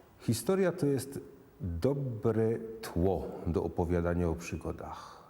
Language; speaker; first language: Polish; native; Polish